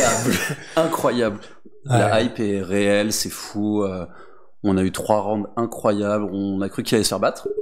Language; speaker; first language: French; native; French